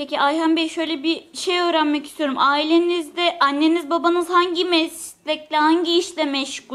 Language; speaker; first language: Turkish; native; Turkish